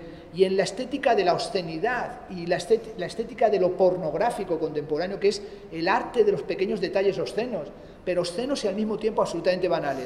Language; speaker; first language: Spanish; native; Spanish